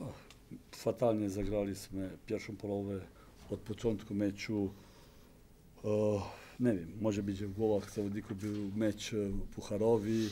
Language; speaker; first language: Polish; non-native, fluent; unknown